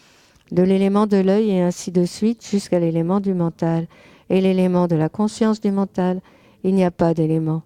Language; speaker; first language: French; native; French